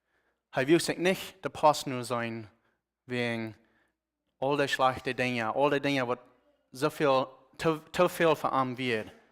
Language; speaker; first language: German; non-native, learner; Plautdietsch